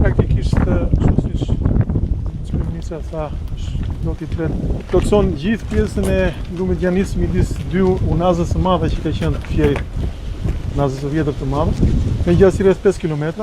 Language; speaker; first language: Albanian; native; Albanian